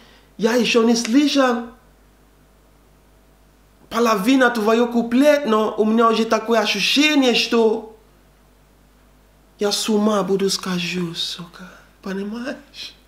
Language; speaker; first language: Russian; non-native, learner; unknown